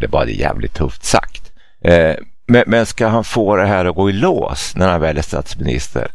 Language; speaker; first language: Swedish; native; Swedish